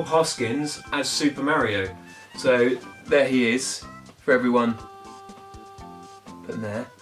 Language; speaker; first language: English; native; English